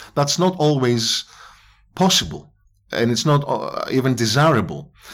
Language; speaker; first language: English; non-native, fluent; Greek